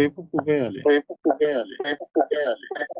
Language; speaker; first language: French; non-native, local second language; Swahili